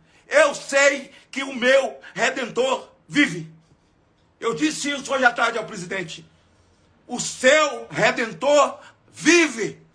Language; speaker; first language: Portuguese; native; Portuguese